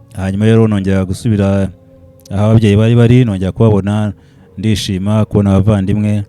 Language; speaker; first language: Kinyarwanda; early bilingual, heritage; Kinyarwanda